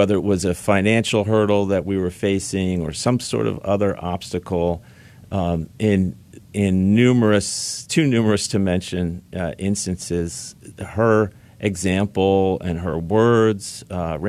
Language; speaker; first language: English; native; English